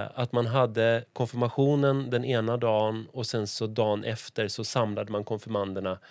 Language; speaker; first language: Swedish; native; Swedish